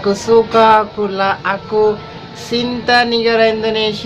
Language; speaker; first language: Indonesian; non-native, learner; Bangla